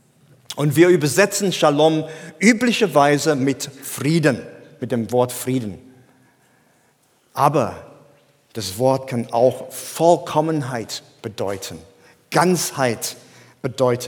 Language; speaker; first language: German; non-native, fluent; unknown